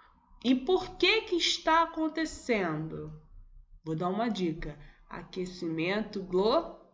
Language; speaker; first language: Portuguese; native; Portuguese